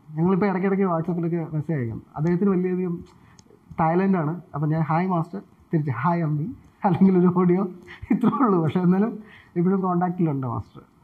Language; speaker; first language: Malayalam; native; Malayalam